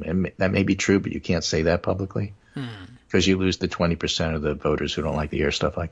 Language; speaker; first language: English; native; English